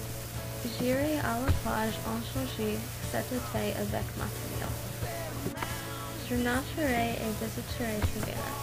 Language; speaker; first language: French; non-native, learner; English